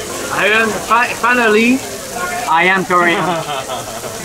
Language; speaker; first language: English; non-native, learner; French